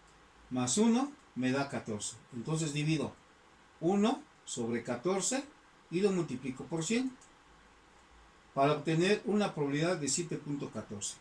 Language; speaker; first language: Spanish; native; Spanish